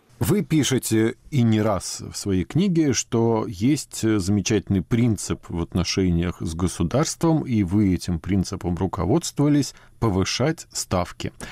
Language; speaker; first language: Russian; native; Russian